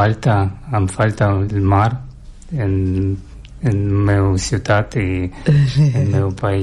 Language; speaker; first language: Catalan; non-native, learner; Russian